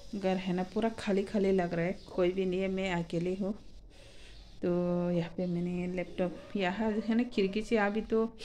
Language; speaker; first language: Hindi; non-native, local second language; Kok Borok